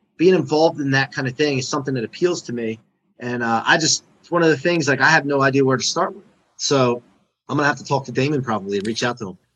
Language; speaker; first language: English; non-native, fluent; Chinese